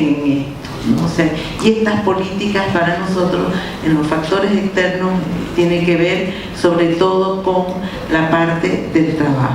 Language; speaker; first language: Spanish; native; Spanish